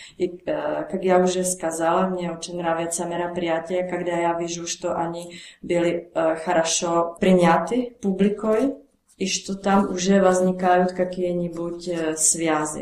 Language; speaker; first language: Russian; non-native, learner; Czech